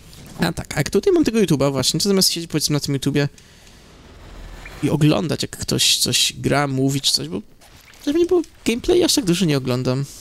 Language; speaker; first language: Polish; native; Polish